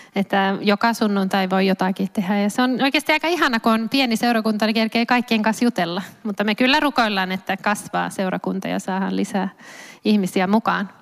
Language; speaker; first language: Finnish; early bilingual, heritage; Finnish